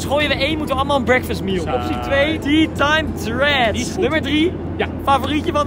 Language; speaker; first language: Dutch; native; Dutch